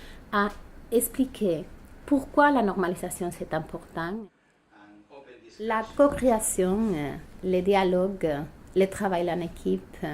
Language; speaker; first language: French; non-native, fluent; Spanish